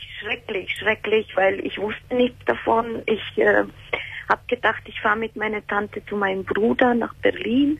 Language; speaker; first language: German; early bilingual, other home language; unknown